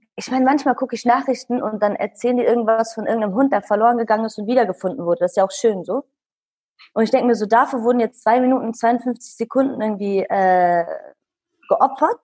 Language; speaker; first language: German; early bilingual, other home language; Kurdish